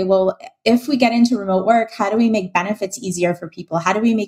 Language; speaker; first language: English; native; English